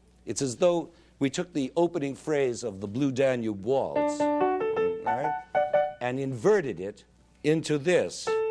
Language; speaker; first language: English; native; English